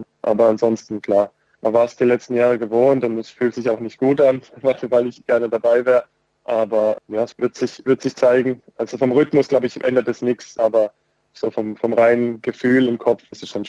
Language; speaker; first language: German; native; German